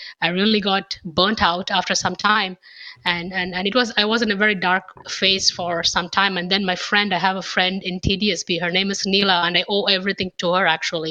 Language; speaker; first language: English; non-native, local second language; Tamil